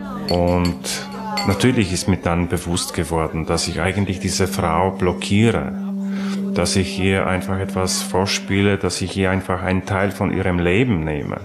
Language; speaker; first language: German; non-native, fluent; Polish